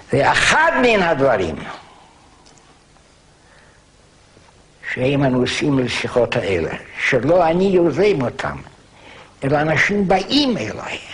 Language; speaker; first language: Hebrew; non-native, fluent; German